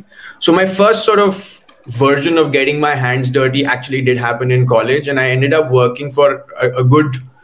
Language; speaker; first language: English; non-native, local second language; Hindi